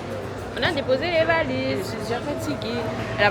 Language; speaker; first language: French; native; French